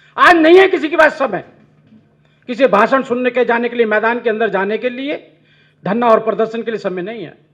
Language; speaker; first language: Hindi; native; Hindi